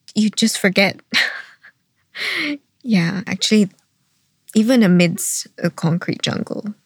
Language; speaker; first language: English; non-native, local second language; Filipino